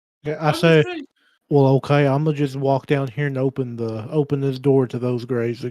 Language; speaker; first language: English; native; English